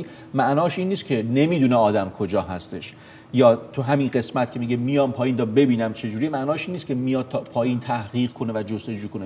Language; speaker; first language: Persian; native; Persian